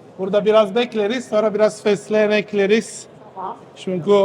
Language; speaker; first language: Turkish; non-native, fluent; Italian